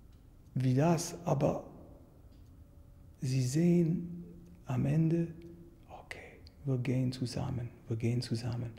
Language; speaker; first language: German; non-native, learner; French